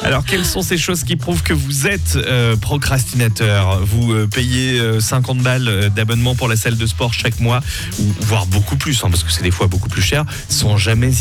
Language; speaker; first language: French; native; French